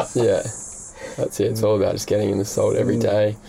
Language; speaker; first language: English; native; English